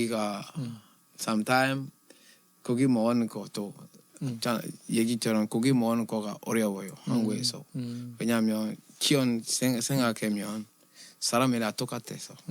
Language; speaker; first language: Korean; non-native, learner; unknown